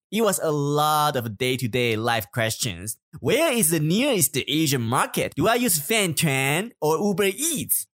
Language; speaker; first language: English; non-native, fluent; Chinese